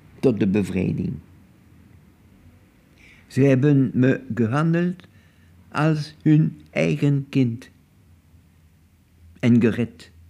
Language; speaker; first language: Dutch; non-native, local second language; French